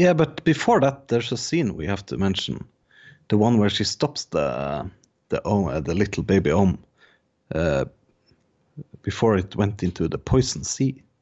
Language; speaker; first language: English; non-native, fluent; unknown